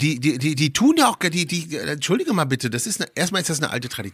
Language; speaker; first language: German; native; German